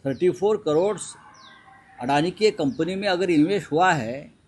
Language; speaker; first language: Hindi; non-native, local second language; Marathi